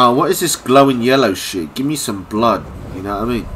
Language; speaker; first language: English; native; English